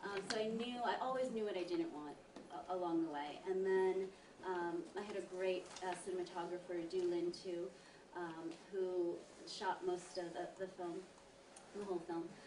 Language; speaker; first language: English; early bilingual, other home language; Italian